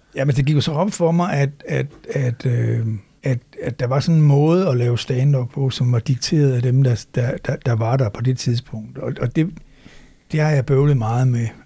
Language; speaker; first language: Danish; native; Danish